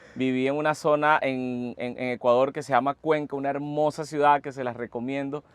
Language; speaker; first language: Spanish; native; Spanish